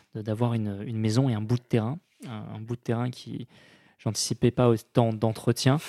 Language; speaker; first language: French; native; French